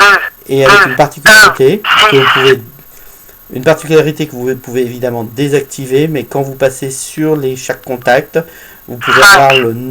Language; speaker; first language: French; native; French